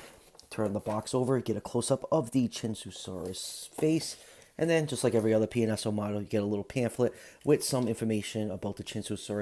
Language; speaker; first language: English; native; English